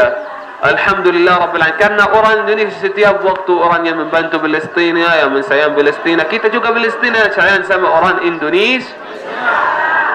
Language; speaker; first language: Indonesian; non-native, learner; Arabic